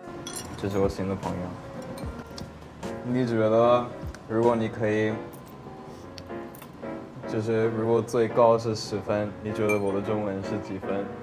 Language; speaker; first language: Chinese; non-native, fluent; English